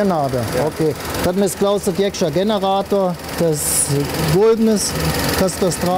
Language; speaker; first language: Latvian; non-native, learner; German